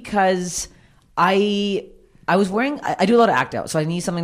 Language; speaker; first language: English; native; English